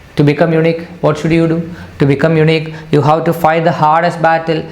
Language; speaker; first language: English; non-native, local second language; Malayalam